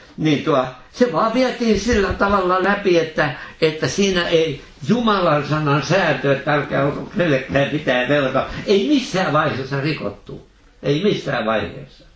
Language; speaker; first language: Finnish; native; Finnish